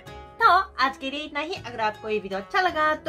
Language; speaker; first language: Hindi; non-native, fluent; Japanese